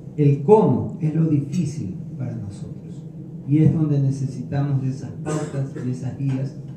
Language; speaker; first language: Spanish; native; Spanish